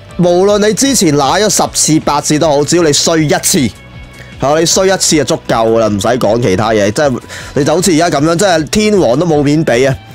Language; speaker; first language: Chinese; non-native, local second language; Cantonese